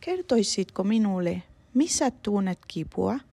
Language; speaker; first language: Finnish; non-native, learner; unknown